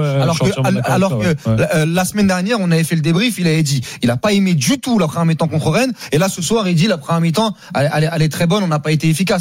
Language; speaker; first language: French; native; French